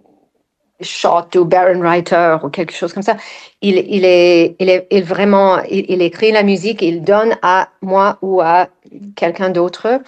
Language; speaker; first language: French; non-native, fluent; English